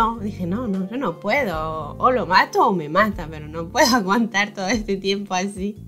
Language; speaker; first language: Spanish; non-native, fluent; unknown